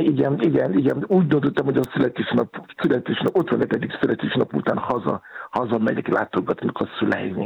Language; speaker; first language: Hungarian; non-native, fluent; Yoruba